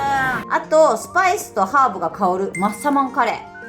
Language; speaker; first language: Japanese; native; Japanese